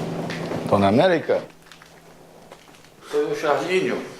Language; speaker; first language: Portuguese; non-native, local second language; English